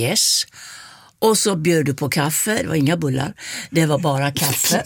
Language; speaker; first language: Swedish; native; Swedish